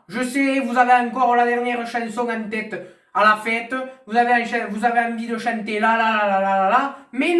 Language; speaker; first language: French; native; French